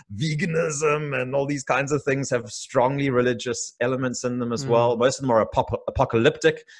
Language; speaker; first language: English; native; English